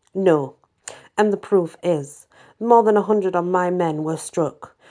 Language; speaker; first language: English; native; English